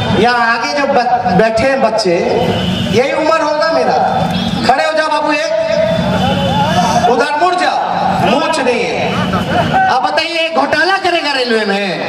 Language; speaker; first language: Hindi; native; Hindi